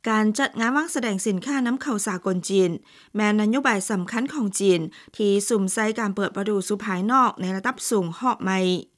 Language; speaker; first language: Thai; non-native, fluent; Chinese